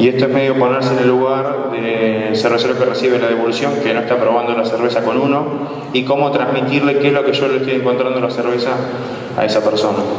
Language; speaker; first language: Spanish; native; Spanish